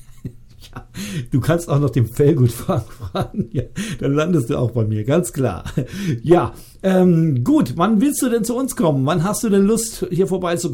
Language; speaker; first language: German; native; German